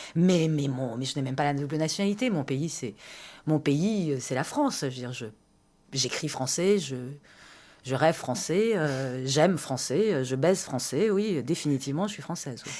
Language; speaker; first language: French; early bilingual, other home language; Persian